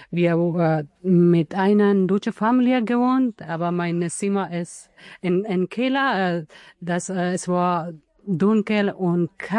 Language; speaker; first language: German; non-native, learner; Persian